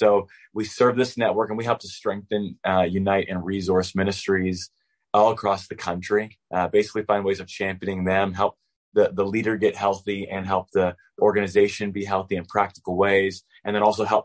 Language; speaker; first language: English; native; English